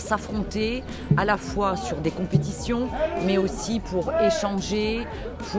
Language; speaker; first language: French; native; French